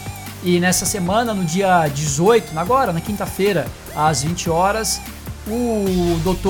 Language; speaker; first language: Portuguese; native; Portuguese